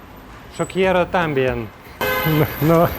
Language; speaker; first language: Spanish; non-native, learner; Russian